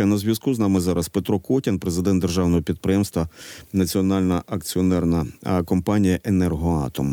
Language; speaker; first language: Ukrainian; native; Ukrainian